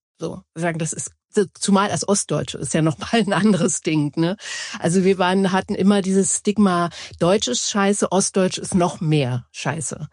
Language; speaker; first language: German; native; German